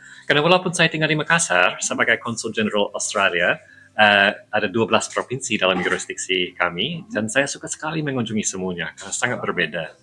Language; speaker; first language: Indonesian; non-native, fluent; English